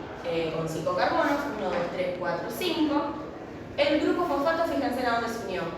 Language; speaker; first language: Spanish; native; Spanish